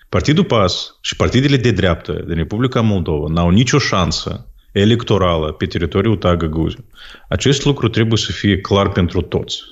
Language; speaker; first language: Romanian; non-native, local second language; Gagauz